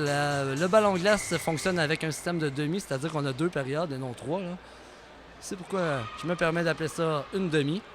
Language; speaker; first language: French; native; French